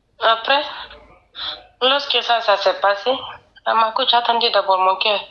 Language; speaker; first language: French; non-native, local second language; Fula